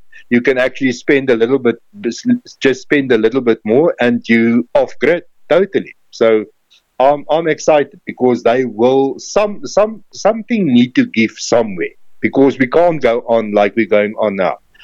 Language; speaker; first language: English; non-native, local second language; Afrikaans